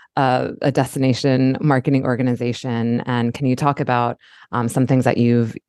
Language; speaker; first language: English; native; English